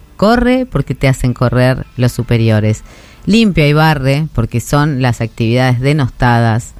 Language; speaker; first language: Spanish; native; Spanish